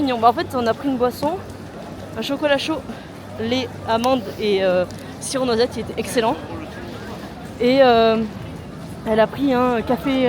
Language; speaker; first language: French; native; French